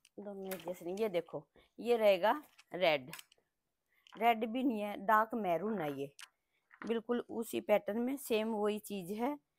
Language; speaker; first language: Hindi; native; Hindi